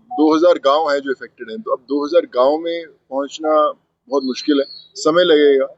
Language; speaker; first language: Hindi; non-native, local second language; Punjabi